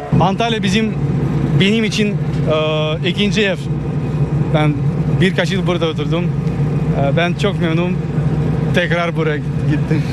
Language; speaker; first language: Turkish; non-native, learner; Russian